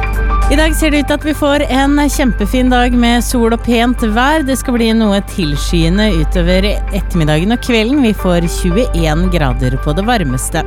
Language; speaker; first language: Norwegian; native; Norwegian